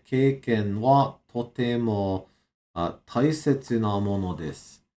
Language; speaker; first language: Japanese; non-native, learner; English